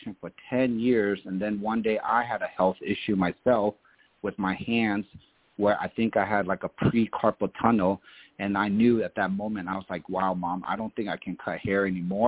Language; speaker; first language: English; early bilingual, other home language; German